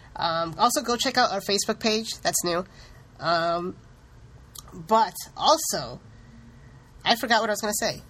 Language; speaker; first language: English; early bilingual, other home language; Hindi